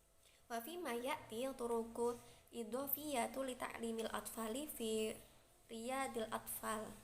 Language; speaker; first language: Arabic; non-native, learner; Indonesian